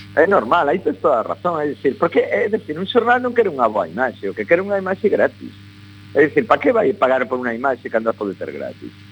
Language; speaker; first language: Galician; non-native, local second language; Spanish